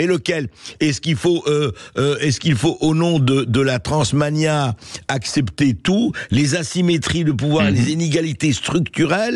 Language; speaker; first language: French; native; French